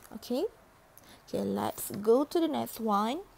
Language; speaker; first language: English; non-native, local second language; Malay